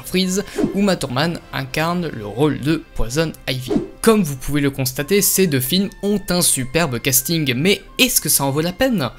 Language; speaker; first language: French; native; French